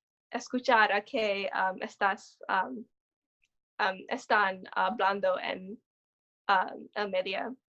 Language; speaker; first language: Spanish; non-native, learner; English